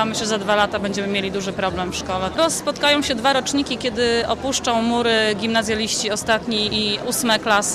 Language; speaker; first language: Polish; native; Polish